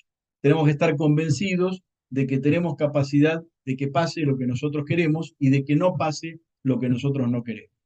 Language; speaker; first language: Spanish; native; Spanish